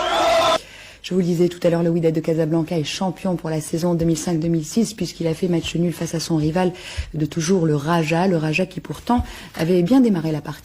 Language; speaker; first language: French; non-native, local second language; Arabic